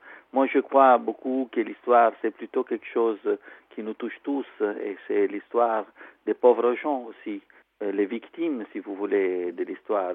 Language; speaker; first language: French; non-native, fluent; Italian